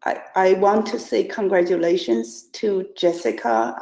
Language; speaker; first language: English; non-native, fluent; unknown